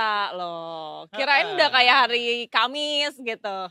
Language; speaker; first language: Indonesian; native; Indonesian